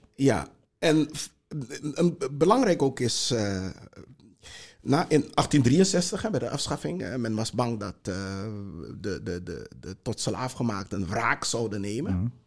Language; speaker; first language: Dutch; non-native, local second language; Sranan Tongo